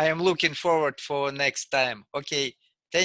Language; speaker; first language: English; non-native, learner; Russian